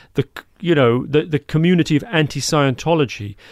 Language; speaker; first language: English; native; English